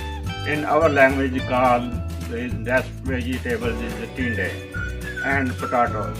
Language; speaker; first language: English; non-native, learner; Punjabi